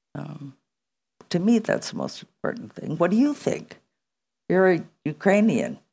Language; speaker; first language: English; native; English